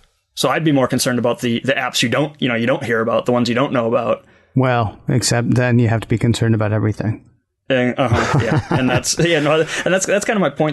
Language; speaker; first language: English; native; English